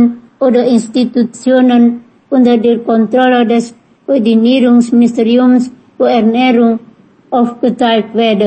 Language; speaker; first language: German; non-native, fluent; Indonesian